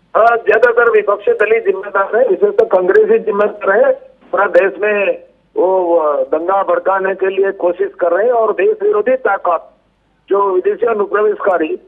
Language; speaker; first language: Hindi; native; Hindi